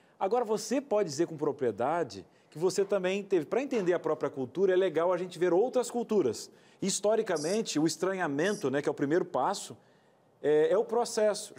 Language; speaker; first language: Portuguese; native; Portuguese